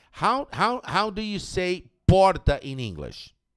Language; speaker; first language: English; non-native, fluent; Portuguese